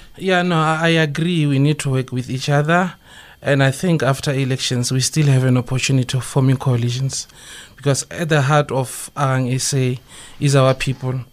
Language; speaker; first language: English; non-native, local second language; Northern Sotho